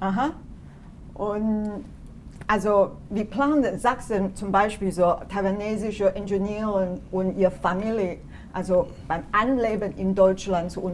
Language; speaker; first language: German; non-native, fluent; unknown